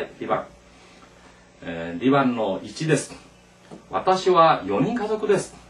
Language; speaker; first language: Japanese; non-native, local second language; Korean